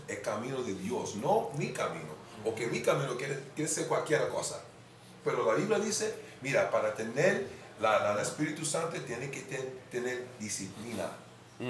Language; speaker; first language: Spanish; non-native, fluent; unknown